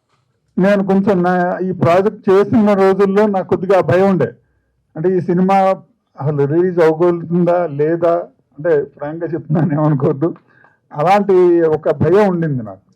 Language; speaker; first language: Telugu; native; Telugu